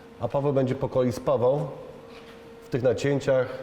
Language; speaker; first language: Polish; native; Polish